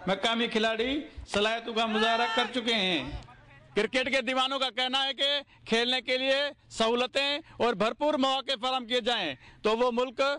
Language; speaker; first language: Urdu; non-native, local second language; Sindhi